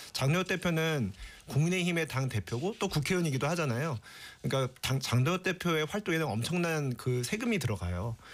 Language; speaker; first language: Korean; native; Korean